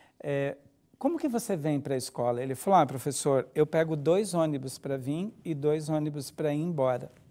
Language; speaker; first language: Portuguese; native; Portuguese